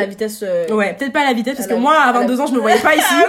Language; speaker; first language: French; native; French